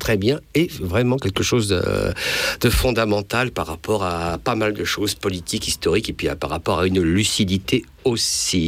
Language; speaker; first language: French; native; French